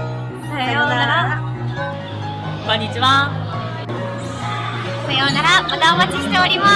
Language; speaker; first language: Japanese; non-native, learner; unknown